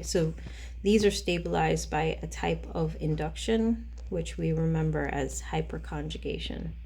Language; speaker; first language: English; native; English